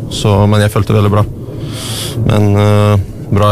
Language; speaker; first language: Norwegian; non-native, learner; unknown